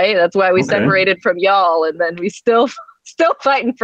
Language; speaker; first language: English; native; English